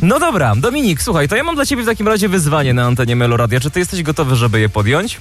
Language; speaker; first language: Polish; native; Polish